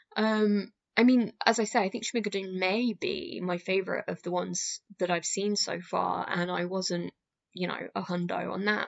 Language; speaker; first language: English; native; English